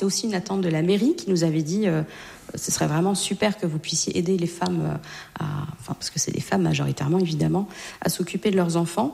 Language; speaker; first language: French; native; French